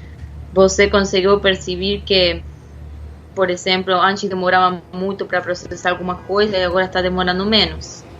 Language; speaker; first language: Portuguese; non-native, fluent; Spanish